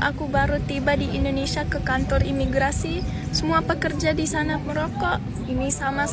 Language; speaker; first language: Indonesian; non-native, fluent; English